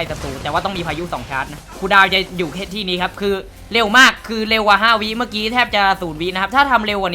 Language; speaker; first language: Thai; native; Thai